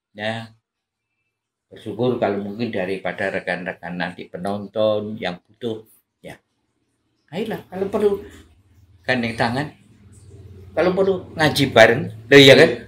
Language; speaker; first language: Indonesian; native; Indonesian